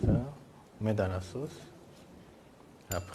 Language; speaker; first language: French; non-native, fluent; Japanese